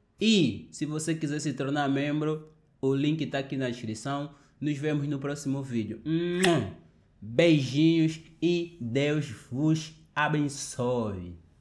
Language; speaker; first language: Portuguese; native; Portuguese